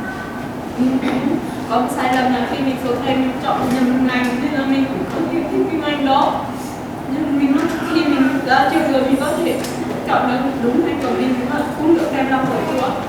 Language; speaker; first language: Vietnamese; non-native, local second language; Hmong